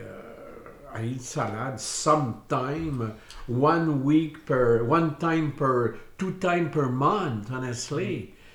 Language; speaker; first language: English; non-native, learner; French